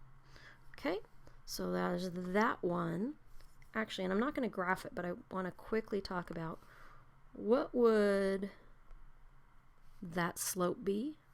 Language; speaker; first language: English; native; English